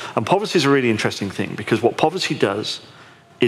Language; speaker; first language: English; native; English